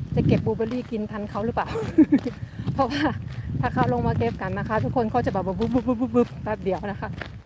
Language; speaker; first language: Thai; native; Thai